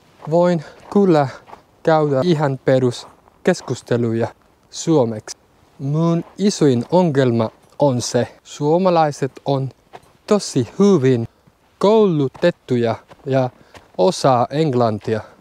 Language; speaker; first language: Finnish; non-native, learner; Spanish